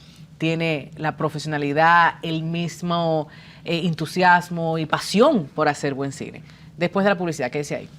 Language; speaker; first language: Spanish; native; Spanish